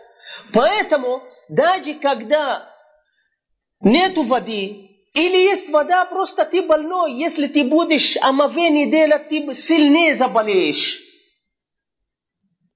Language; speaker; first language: Russian; non-native, fluent; Arabic